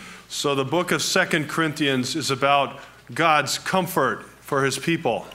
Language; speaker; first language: English; native; English